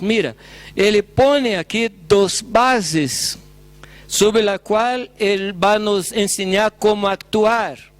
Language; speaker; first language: Spanish; non-native, fluent; Portuguese